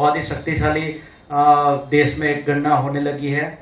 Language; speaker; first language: Hindi; non-native, local second language; Gujarati